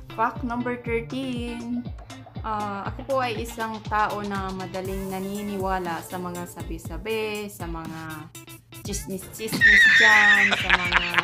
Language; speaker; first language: Filipino; non-native, local second language; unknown